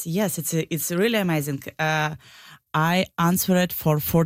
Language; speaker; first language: English; non-native, learner; Ukrainian